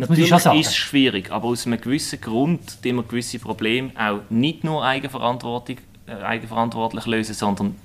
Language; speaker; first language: German; native; German